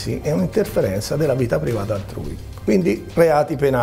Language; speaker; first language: Italian; native; Italian